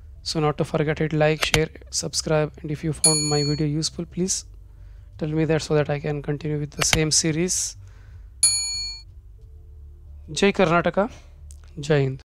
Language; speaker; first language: English; non-native, local second language; Kannada